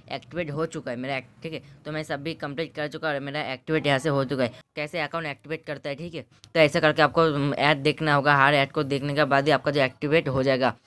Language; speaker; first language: Hindi; non-native, local second language; Bangla